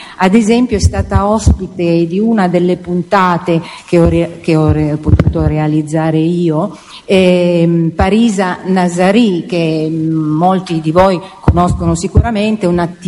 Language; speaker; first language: Italian; native; Italian